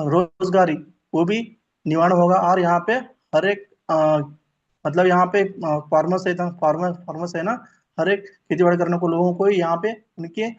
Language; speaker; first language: Hindi; non-native, local second language; Kannada